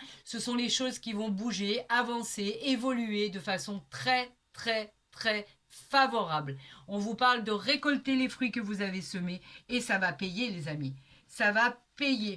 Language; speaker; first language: French; native; French